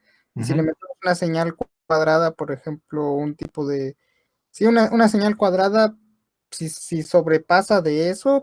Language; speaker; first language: Spanish; native; Spanish